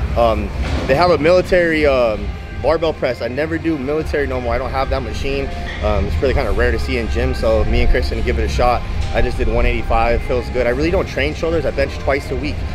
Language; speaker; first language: English; native; English